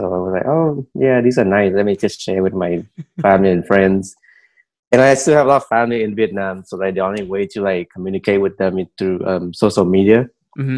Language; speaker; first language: English; non-native, fluent; Vietnamese